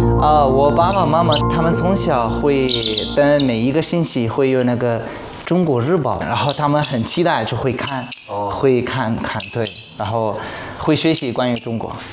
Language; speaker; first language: Chinese; non-native, fluent; Arabic